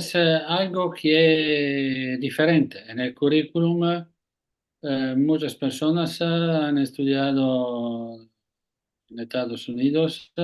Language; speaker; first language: Spanish; non-native, fluent; Italian